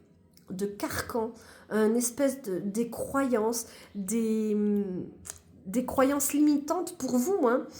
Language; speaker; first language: French; native; French